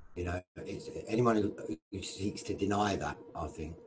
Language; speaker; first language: English; native; English